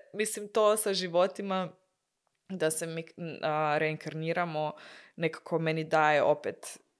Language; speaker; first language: Croatian; early bilingual, heritage; Croatian